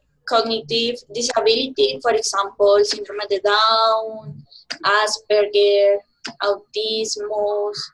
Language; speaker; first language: English; non-native, learner; Spanish